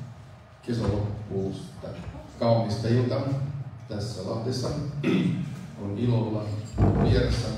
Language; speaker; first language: Finnish; non-native, fluent; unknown